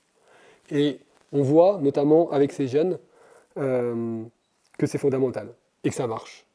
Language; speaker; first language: French; native; French